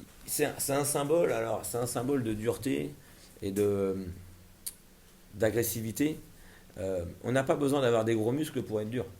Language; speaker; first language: French; native; French